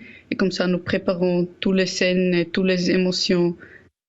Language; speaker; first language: French; non-native, learner; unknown